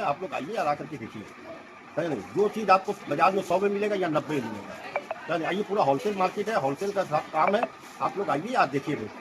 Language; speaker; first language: Hindi; non-native, local second language; Bangla